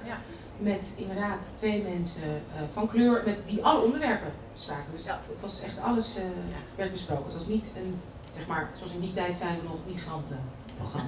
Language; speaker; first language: Dutch; native; Dutch